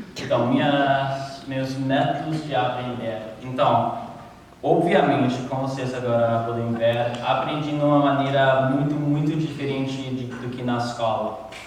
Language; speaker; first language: Portuguese; non-native, learner; English